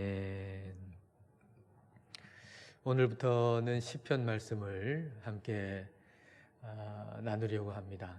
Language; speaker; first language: Korean; native; Korean